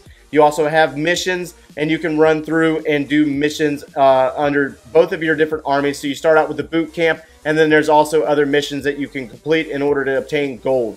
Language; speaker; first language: English; native; English